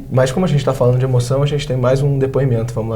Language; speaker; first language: Portuguese; native; Portuguese